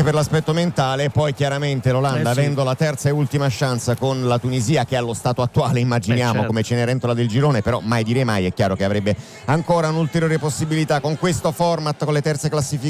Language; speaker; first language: Italian; native; Italian